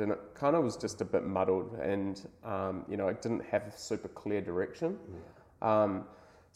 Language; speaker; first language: English; native; English